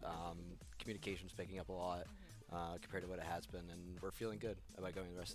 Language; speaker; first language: English; native; English